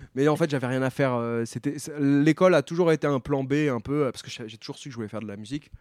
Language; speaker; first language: French; native; French